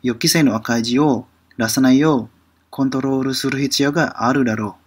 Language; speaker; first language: Japanese; non-native, fluent; Indonesian